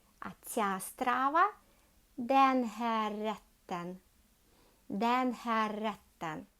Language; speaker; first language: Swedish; non-native, learner; Ukrainian